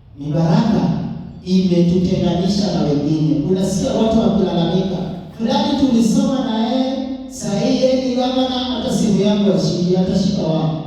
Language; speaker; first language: Swahili; non-native, local second language; Luo (Kenya and Tanzania)